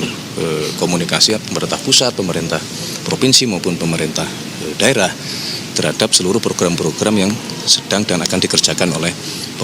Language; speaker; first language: Indonesian; native; Indonesian